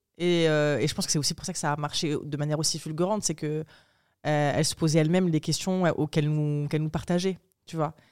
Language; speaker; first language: French; early bilingual, other home language; Arabic